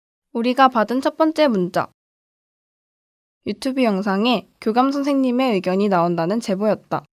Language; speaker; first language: Korean; native; Korean